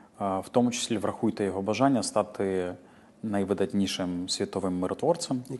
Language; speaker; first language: Ukrainian; native; Ukrainian